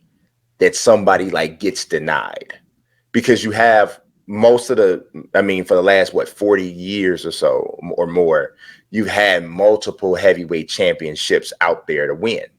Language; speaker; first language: English; native; English